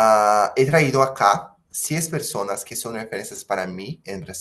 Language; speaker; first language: Spanish; non-native, fluent; Portuguese